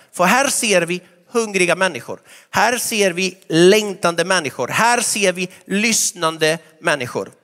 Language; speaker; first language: Swedish; non-native, fluent; Spanish